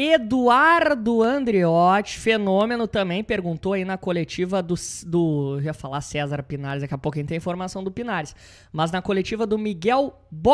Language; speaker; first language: Portuguese; native; Portuguese